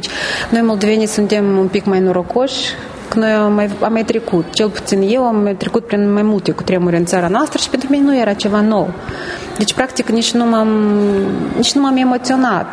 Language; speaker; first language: Romanian; native; Romanian